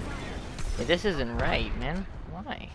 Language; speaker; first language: English; native; English